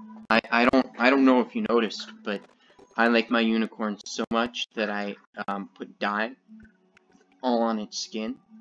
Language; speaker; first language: English; native; English